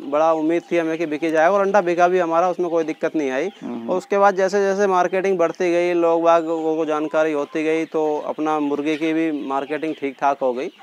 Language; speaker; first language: Hindi; native; Hindi